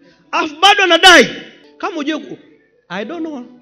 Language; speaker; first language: English; non-native, local second language; Swahili